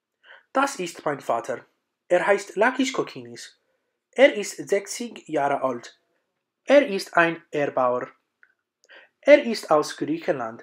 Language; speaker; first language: German; non-native, learner; English